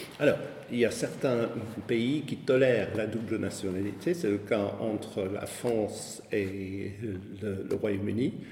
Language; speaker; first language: French; non-native, fluent; English